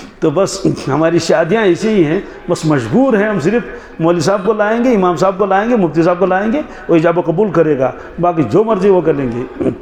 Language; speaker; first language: Urdu; non-native, local second language; Kashmiri